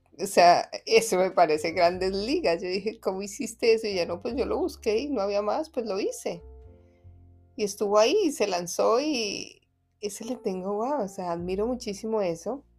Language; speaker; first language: Spanish; native; Spanish